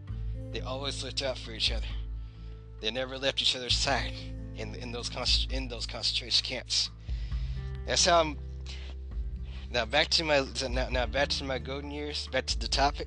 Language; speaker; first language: English; native; English